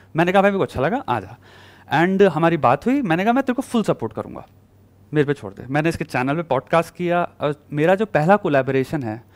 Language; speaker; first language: Hindi; native; Hindi